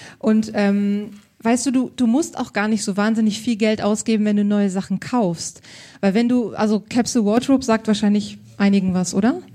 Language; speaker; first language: German; native; German